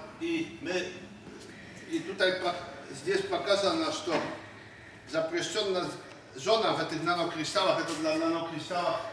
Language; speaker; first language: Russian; non-native, fluent; Polish